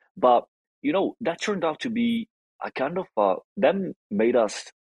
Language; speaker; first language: English; non-native, fluent; Italian